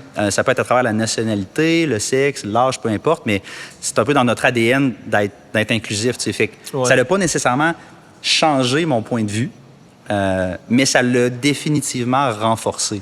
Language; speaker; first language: French; native; French